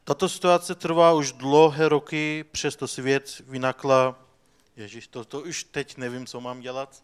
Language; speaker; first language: Czech; non-native, fluent; Turkish